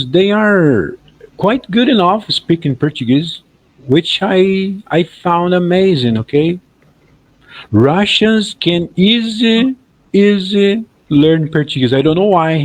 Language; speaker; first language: English; non-native, fluent; Portuguese